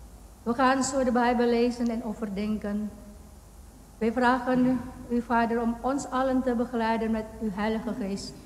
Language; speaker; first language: Dutch; non-native, fluent; Indonesian